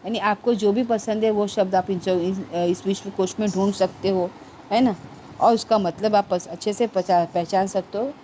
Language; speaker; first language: Hindi; non-native, local second language; Marathi